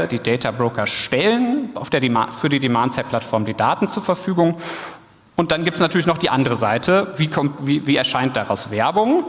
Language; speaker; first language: German; native; German